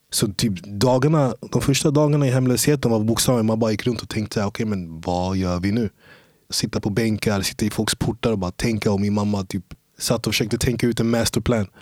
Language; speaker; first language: Swedish; early bilingual, other home language; English